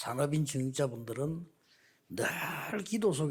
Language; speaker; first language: Korean; native; Korean